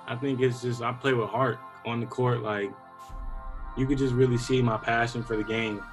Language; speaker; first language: English; native; English